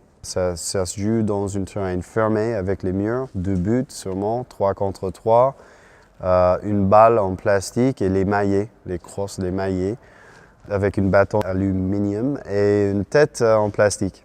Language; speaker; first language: French; non-native, fluent; English